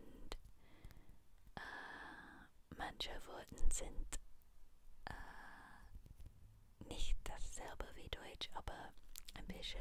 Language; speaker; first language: German; non-native, learner; English